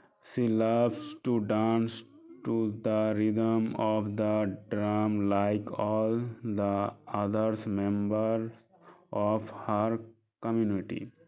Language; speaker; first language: English; non-native, local second language; Bangla